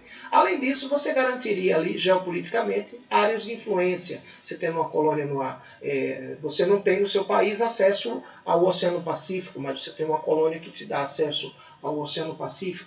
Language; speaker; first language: Portuguese; native; Portuguese